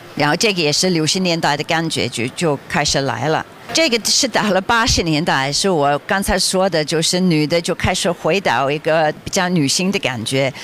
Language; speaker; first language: Chinese; non-native, fluent; English